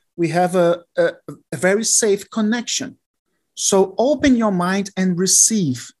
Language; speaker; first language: English; non-native, learner; Portuguese